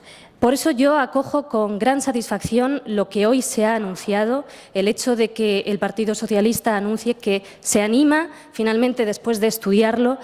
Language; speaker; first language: Spanish; native; Spanish